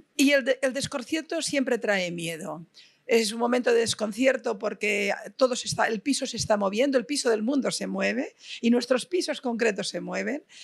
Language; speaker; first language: Spanish; non-native, local second language; Catalan